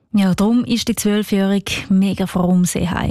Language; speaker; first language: German; native; German